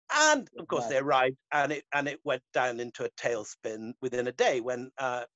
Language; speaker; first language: English; native; English